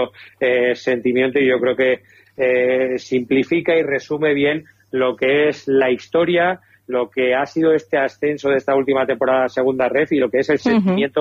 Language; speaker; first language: Spanish; native; Spanish